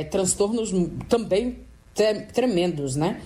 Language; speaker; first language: Portuguese; native; Portuguese